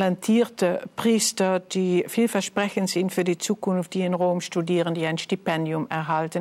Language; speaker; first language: German; non-native, fluent; Dutch